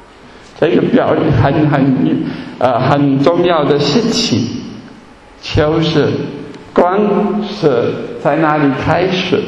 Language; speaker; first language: Chinese; non-native, fluent; German